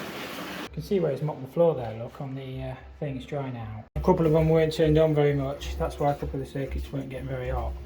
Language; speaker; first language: English; native; English